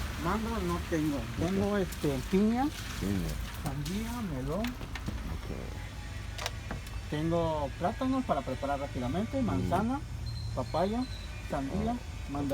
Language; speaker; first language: Spanish; native; Spanish